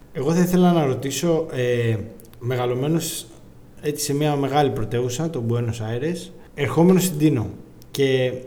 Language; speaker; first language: Greek; native; Greek